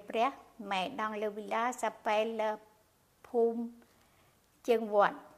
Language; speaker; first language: French; non-native, learner; Khmer